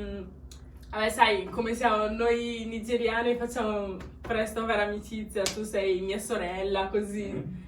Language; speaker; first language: Italian; early bilingual, other home language; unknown